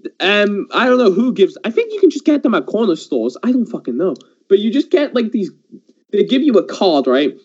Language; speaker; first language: English; early bilingual, other home language; Persian